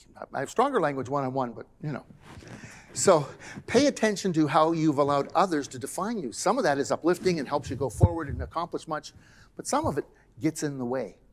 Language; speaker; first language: English; native; English